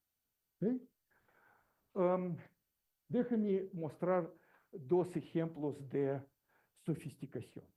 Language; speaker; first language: Spanish; non-native, learner; Russian